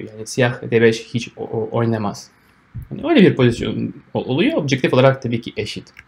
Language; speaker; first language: Turkish; non-native, fluent; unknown